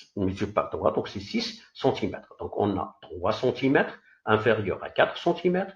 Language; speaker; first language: French; non-native, local second language; Arabic